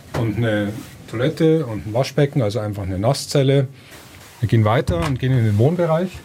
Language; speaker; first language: German; native; German